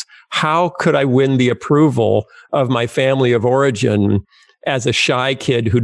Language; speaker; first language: English; native; English